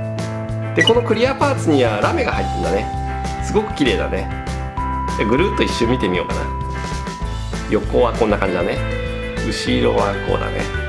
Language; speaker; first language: Japanese; native; Japanese